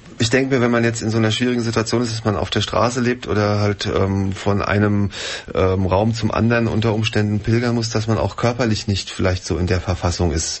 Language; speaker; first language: German; native; German